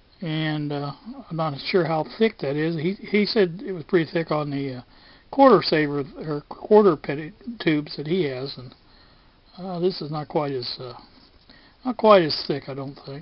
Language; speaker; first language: English; native; English